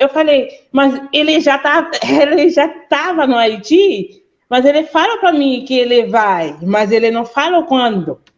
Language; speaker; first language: Portuguese; non-native, fluent; Haitian Creole